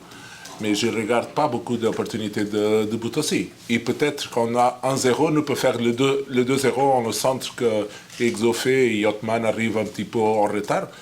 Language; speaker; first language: French; non-native, fluent; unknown